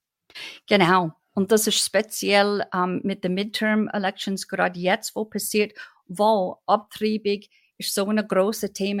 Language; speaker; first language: German; non-native, fluent; English